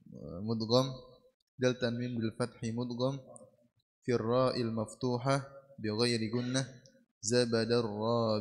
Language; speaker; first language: Arabic; non-native, learner; Indonesian